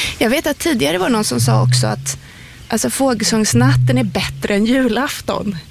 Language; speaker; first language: Swedish; native; Swedish